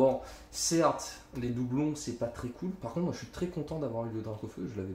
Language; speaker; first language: French; native; French